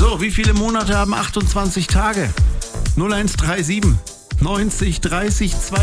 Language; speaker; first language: German; native; German